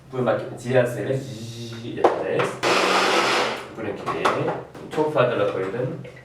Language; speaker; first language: Turkish; non-native, fluent; Korean